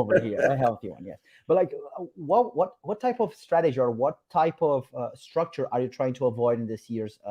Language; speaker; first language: English; non-native, fluent; Portuguese